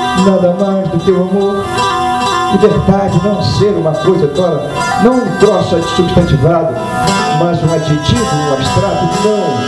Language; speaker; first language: Portuguese; native; Portuguese